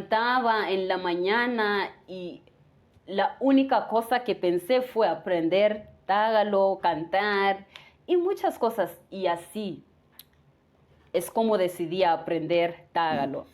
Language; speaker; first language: Spanish; non-native, fluent; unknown